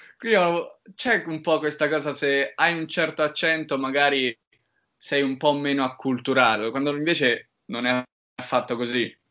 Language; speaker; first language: Italian; native; Italian